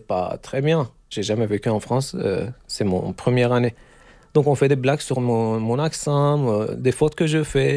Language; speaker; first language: French; non-native, fluent; Turkish